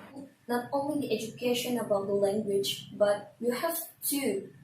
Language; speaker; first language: English; non-native, learner; Indonesian